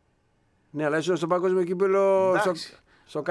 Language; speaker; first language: Greek; native; Greek